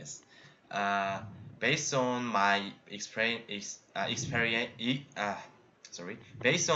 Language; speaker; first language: English; non-native, learner; Korean